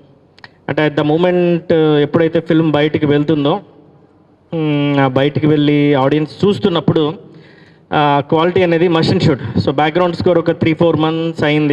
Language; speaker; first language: Telugu; native; Telugu